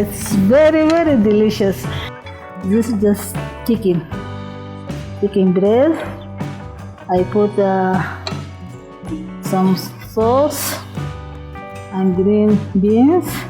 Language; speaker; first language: English; non-native, learner; Arabic